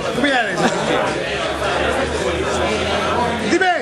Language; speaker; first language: Italian; native; Italian